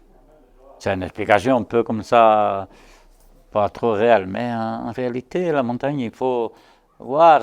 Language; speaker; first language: French; non-native, local second language; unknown